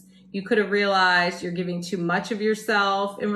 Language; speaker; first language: English; native; English